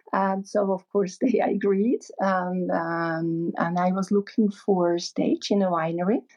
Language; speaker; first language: English; non-native, fluent; German